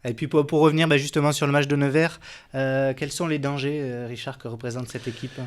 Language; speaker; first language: French; native; French